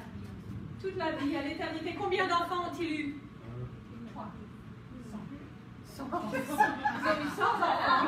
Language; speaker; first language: French; non-native, fluent; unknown